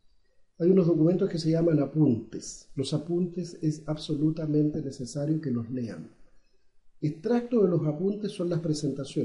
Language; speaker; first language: Spanish; native; Spanish